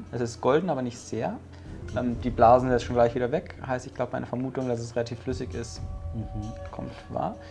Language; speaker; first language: German; native; German